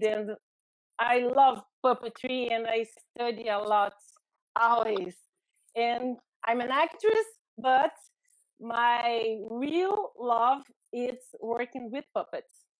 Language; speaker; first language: English; non-native, learner; Portuguese